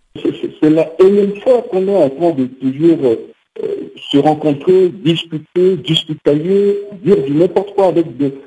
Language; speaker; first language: French; non-native, local second language; Sango